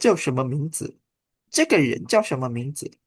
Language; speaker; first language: Chinese; non-native, fluent; Indonesian